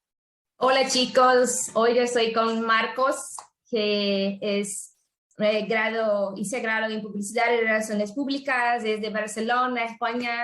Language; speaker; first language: Spanish; non-native, fluent; Portuguese